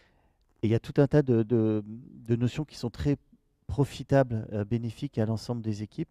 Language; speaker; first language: French; native; French